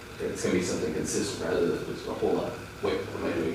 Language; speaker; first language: English; native; English